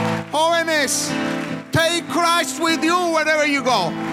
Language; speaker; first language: English; non-native, fluent; Spanish